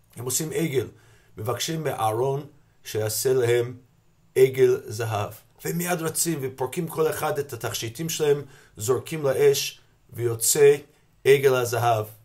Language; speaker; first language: Hebrew; non-native, fluent; English